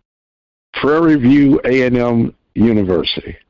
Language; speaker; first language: English; native; English